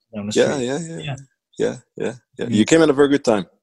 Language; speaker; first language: English; non-native, fluent; Arabic